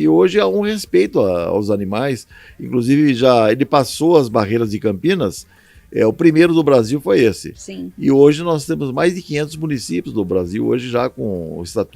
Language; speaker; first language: Portuguese; native; Portuguese